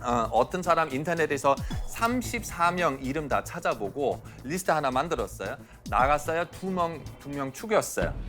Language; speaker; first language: Korean; non-native, fluent; German